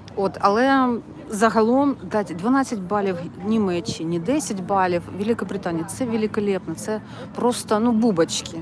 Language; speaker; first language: Ukrainian; non-native, local second language; Russian